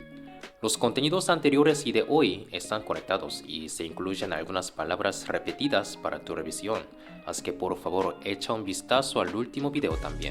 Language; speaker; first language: Spanish; non-native, fluent; Korean